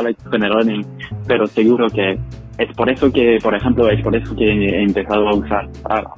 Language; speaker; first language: Spanish; non-native, fluent; French